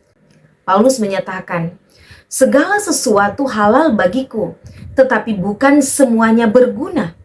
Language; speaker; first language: Indonesian; native; Indonesian